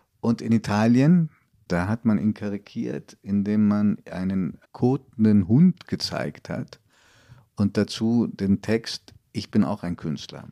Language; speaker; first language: German; early bilingual, other home language; Italian